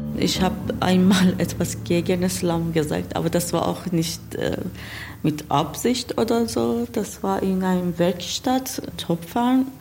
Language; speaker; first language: German; non-native, learner; Persian